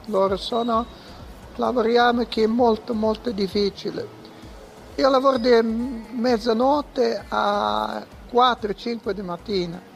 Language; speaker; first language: Italian; non-native, learner; Russian